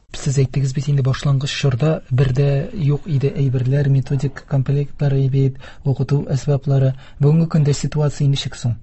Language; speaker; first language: Tatar; native; Tatar